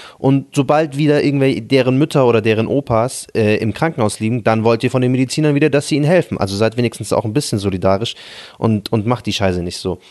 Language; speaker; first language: German; early bilingual, other home language; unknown